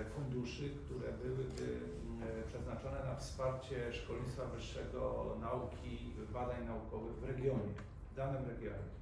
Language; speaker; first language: Polish; native; Polish